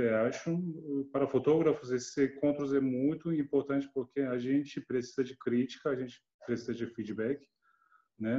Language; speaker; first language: Portuguese; non-native, learner; Turkish